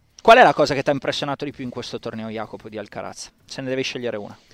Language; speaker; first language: Italian; native; Italian